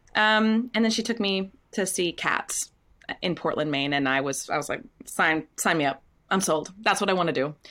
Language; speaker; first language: English; native; English